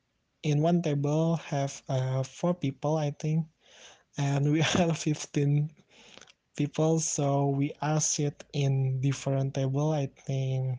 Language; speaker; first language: English; non-native, learner; Indonesian